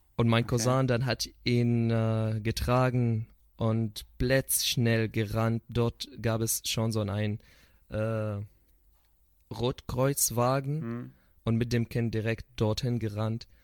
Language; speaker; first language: German; non-native, fluent; Arabic